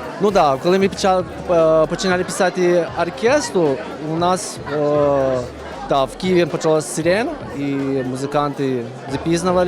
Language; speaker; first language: Ukrainian; non-native, learner; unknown